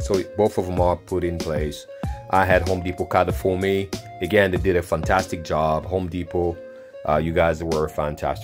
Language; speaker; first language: English; non-native, fluent; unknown